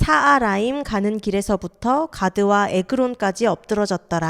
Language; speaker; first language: Korean; native; Korean